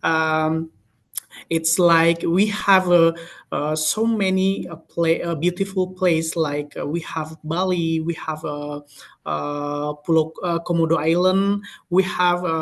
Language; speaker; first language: English; non-native, learner; Indonesian